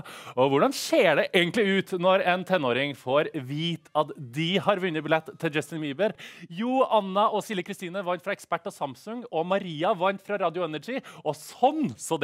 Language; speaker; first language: Norwegian; native; Norwegian